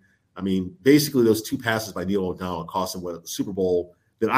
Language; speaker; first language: English; native; English